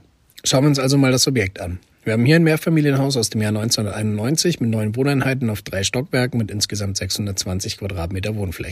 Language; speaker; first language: German; native; German